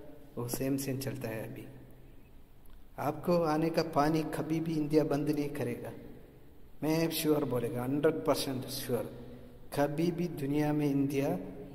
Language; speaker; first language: Hindi; non-native, local second language; Malayalam